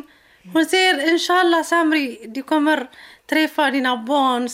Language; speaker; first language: Swedish; non-native, learner; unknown